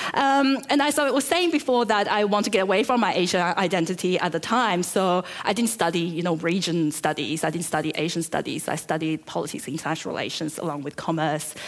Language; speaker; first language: English; early bilingual, other home language; Chinese